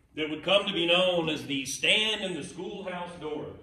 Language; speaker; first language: English; native; English